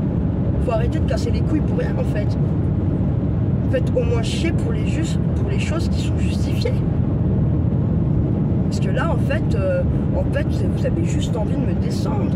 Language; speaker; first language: French; native; French